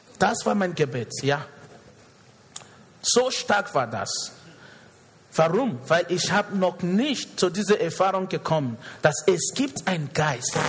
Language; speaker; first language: German; non-native, fluent; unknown